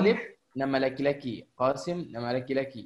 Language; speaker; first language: Indonesian; non-native, fluent; Arabic